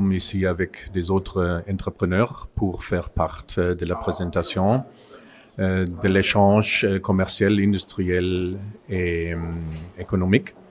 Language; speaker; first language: French; non-native, fluent; German